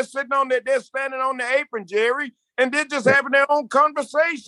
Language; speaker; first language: English; native; English